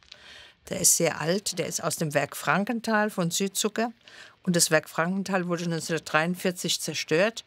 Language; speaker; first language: German; native; German